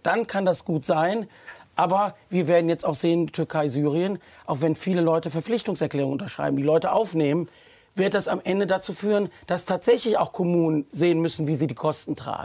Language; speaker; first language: German; native; German